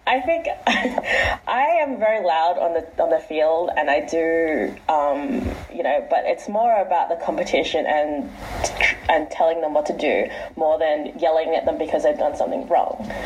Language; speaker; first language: English; early bilingual, other home language; Chinese